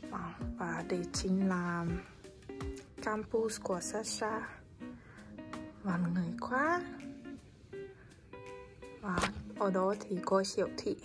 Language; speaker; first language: Vietnamese; non-native, fluent; Russian